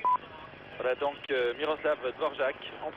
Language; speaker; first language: French; native; French